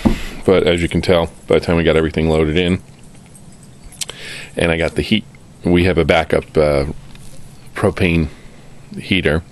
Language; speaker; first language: English; native; English